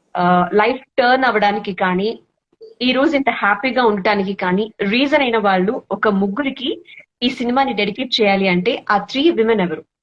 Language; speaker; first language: Telugu; native; Telugu